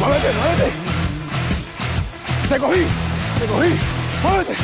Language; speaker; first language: Spanish; native; Spanish